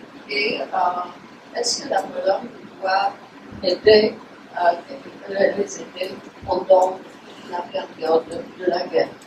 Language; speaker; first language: French; non-native, fluent; Polish